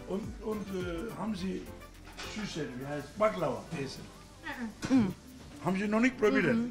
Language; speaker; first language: German; non-native, learner; Turkish